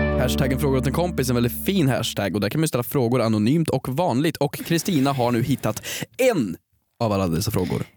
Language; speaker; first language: Swedish; native; Swedish